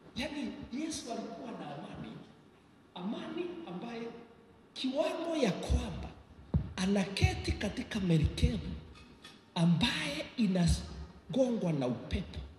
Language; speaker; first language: Swahili; native; Swahili